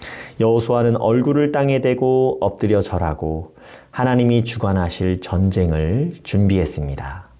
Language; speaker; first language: Korean; native; Korean